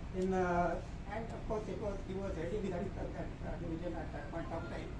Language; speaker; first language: English; non-native, local second language; Marathi